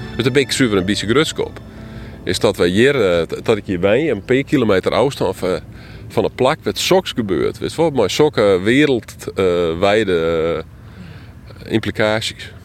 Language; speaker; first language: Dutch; non-native, local second language; Western Frisian